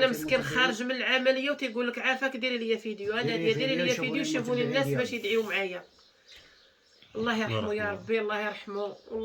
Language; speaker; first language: Arabic; native; Arabic